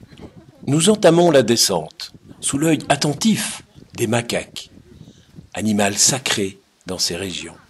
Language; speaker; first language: French; native; French